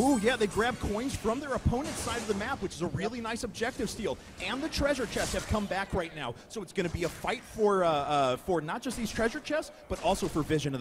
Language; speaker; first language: English; native; English